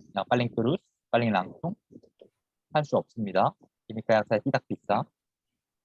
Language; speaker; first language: Indonesian; non-native, fluent; Korean